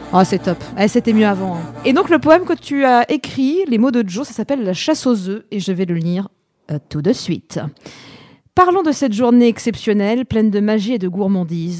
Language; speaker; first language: French; native; French